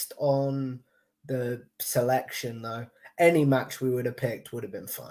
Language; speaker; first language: English; native; English